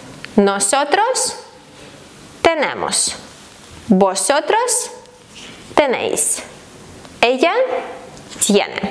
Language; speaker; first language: Spanish; non-native, fluent; Ukrainian